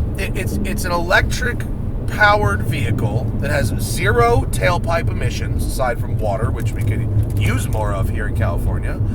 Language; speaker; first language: English; native; English